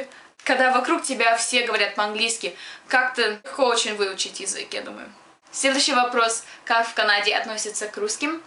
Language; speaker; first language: Russian; early bilingual, other home language; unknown